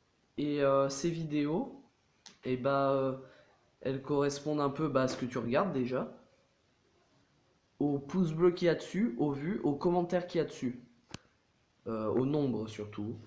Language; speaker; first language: French; native; French